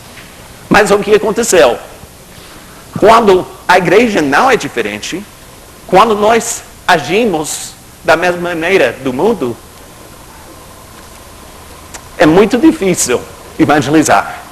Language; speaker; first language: Portuguese; non-native, fluent; English